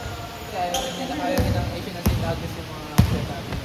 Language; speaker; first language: Filipino; native; Filipino